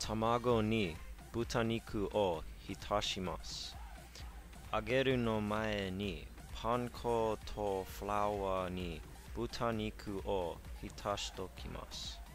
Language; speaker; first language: Japanese; non-native, learner; English